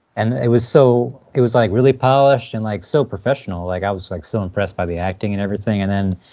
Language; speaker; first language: English; native; English